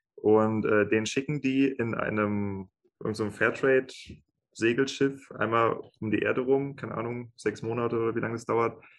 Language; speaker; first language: German; native; German